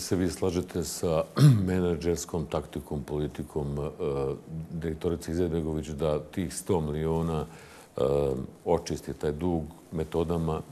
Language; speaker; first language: Bosnian; native; Bosnian